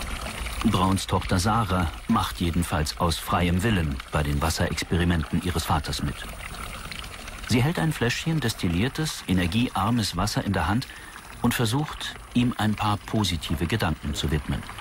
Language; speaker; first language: German; native; German